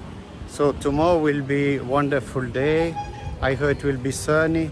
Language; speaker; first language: English; non-native, learner; French